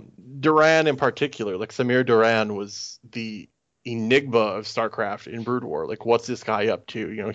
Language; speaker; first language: English; native; English